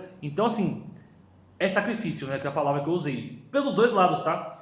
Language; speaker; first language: Portuguese; native; Portuguese